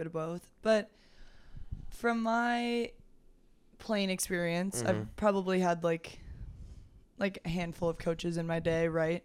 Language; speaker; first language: English; native; English